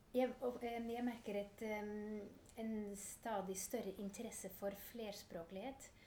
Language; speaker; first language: Norwegian; non-native, fluent; Dutch